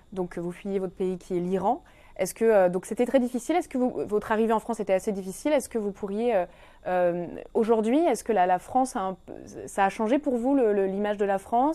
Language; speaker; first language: French; native; French